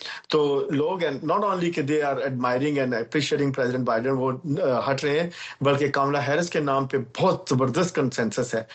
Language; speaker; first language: Urdu; native; Urdu